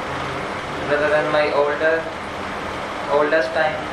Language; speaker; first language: English; non-native, learner; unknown